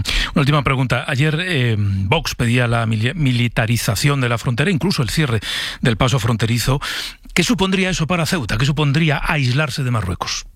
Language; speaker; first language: Spanish; native; Spanish